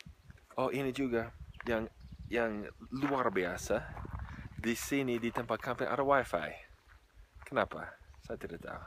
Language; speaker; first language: Indonesian; non-native, fluent; English